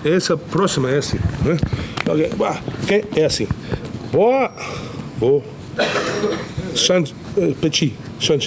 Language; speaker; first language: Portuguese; non-native, learner; English